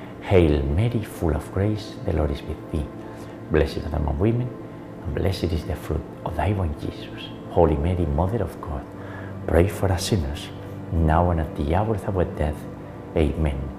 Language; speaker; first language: English; non-native, fluent; Spanish